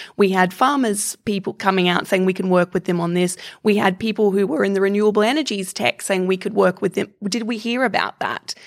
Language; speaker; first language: English; native; English